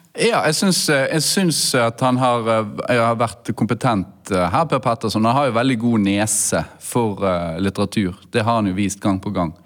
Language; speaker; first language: Norwegian; native; Norwegian